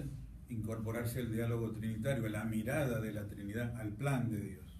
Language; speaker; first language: Spanish; native; Spanish